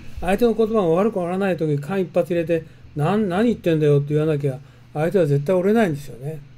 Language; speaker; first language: Japanese; native; Japanese